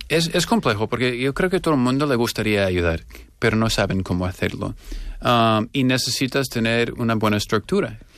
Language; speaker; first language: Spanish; non-native, fluent; English